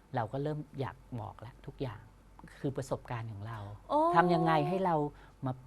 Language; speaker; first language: Thai; native; Thai